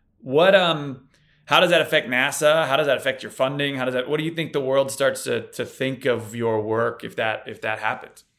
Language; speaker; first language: English; native; English